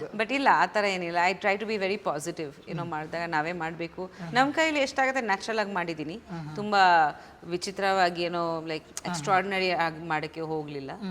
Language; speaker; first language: Kannada; non-native, fluent; Bangla